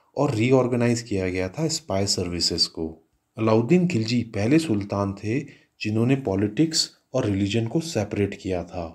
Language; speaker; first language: Hindi; native; Hindi